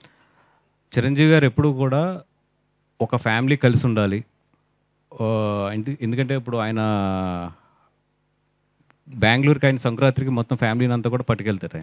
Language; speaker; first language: Telugu; native; Telugu